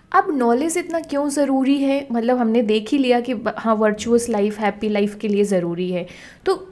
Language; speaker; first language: Hindi; native; Hindi